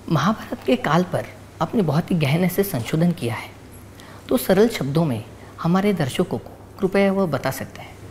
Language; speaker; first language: Hindi; non-native, local second language; Marathi